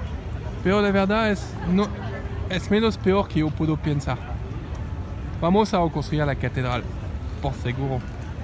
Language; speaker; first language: Spanish; non-native, learner; French